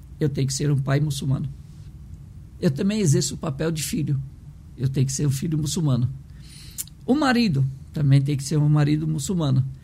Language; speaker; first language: Portuguese; early bilingual, other home language; Arabic